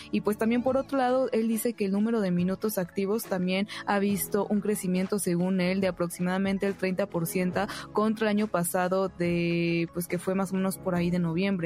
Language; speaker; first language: Spanish; native; Spanish